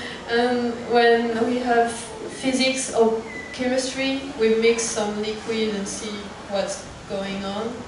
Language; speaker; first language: English; non-native, fluent; French